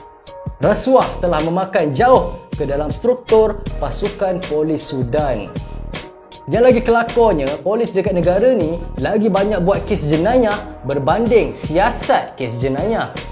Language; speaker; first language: Malay; native; Malay